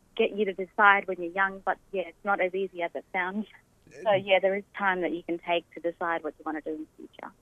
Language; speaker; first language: English; native; English